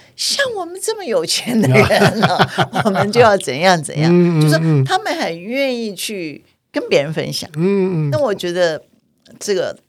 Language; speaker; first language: Chinese; native; Chinese